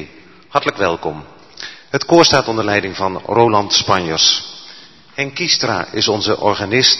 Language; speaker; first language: Dutch; native; Dutch